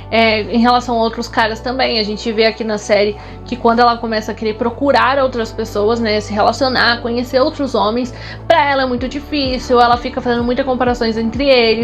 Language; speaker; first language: Portuguese; native; Portuguese